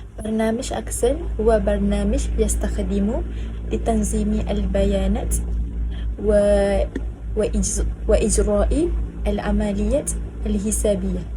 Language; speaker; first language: Arabic; non-native, learner; Malay